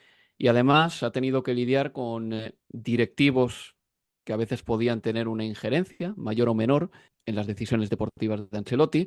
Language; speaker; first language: Spanish; native; Spanish